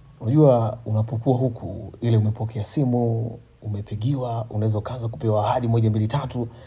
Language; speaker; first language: Swahili; native; Swahili